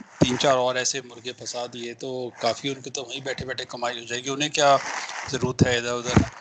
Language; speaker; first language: Hindi; native; Hindi